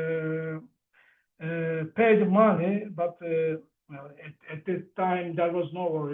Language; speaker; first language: English; non-native, learner; Turkish